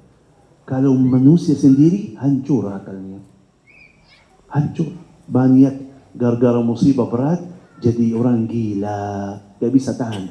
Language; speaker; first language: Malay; non-native, fluent; Arabic